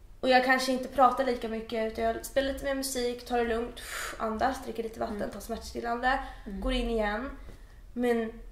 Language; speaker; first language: Swedish; early bilingual, other home language; Persian